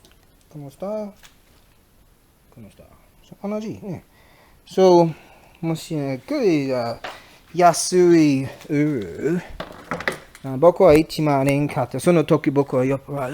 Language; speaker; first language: Japanese; non-native, learner; English